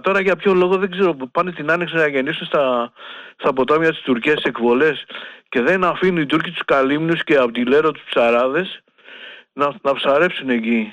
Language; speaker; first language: Greek; native; Greek